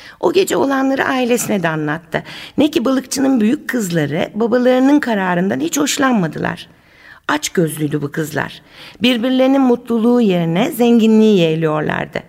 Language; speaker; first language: Turkish; native; Turkish